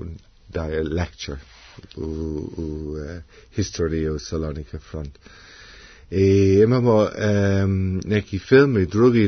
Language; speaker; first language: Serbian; non-native, learner; English